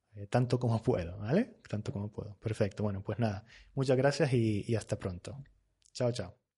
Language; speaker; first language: Spanish; native; Spanish